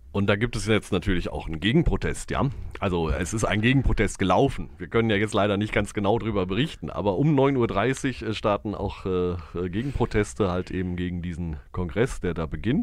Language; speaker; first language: German; native; German